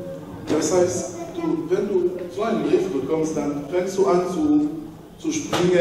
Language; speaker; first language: German; non-native, learner; French